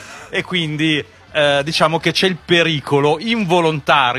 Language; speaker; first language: Italian; native; Italian